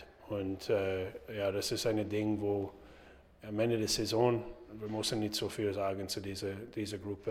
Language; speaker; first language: German; non-native, learner; English